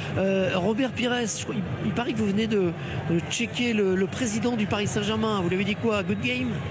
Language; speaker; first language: French; native; French